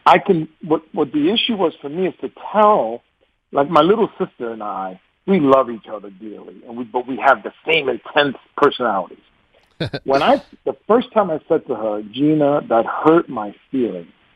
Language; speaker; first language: English; native; English